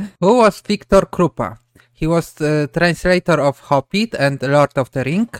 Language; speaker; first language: English; non-native, learner; Polish